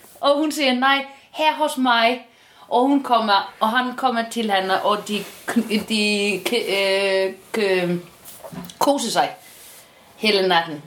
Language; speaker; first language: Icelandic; native; Icelandic